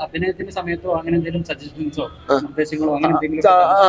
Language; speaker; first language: Malayalam; native; Malayalam